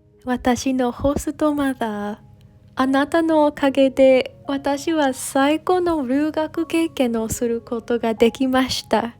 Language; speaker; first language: Japanese; non-native, learner; English